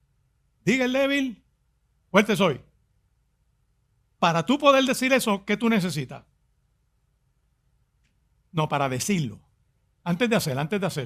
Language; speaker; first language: Spanish; native; Spanish